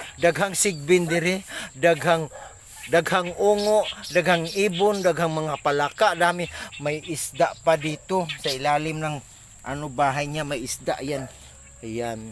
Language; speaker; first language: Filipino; non-native, local second language; Cebuano